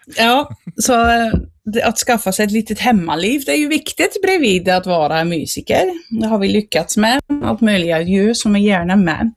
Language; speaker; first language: Swedish; non-native, fluent; Dutch